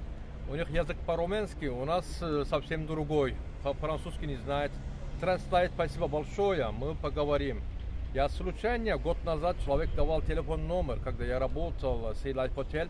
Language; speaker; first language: Russian; non-native, learner; Turkish